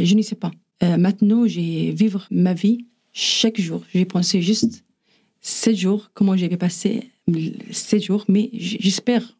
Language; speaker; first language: French; non-native, learner; Arabic